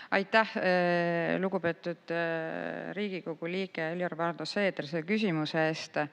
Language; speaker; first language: Estonian; native; Estonian